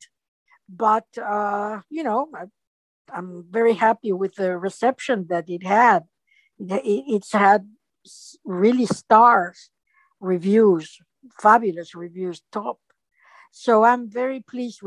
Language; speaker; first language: English; non-native, fluent; Spanish